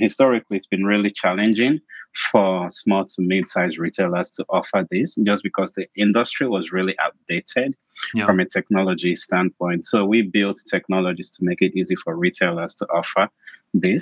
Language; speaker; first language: English; non-native, local second language; Igbo